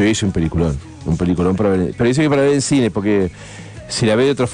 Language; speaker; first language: Spanish; native; Spanish